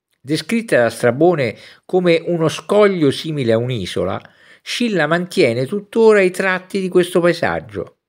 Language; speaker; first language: Italian; native; Italian